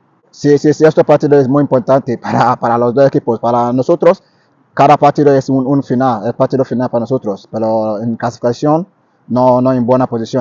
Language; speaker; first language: Spanish; non-native, learner; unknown